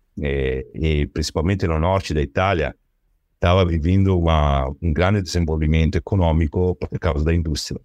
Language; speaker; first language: Portuguese; non-native, fluent; Italian